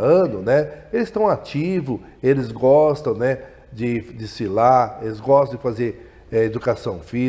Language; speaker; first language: Portuguese; native; Portuguese